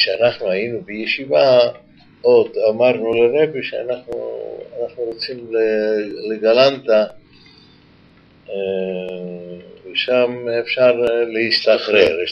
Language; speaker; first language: Hebrew; non-native, fluent; Yiddish